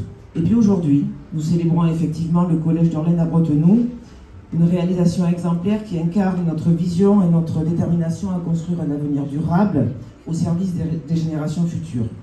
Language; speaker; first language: French; native; French